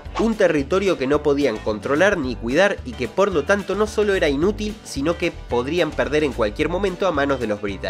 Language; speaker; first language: Spanish; native; Spanish